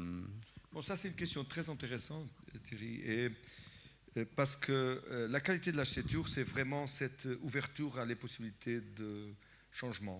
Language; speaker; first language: French; non-native, fluent; Portuguese